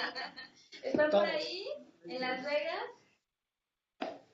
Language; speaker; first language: Spanish; native; Spanish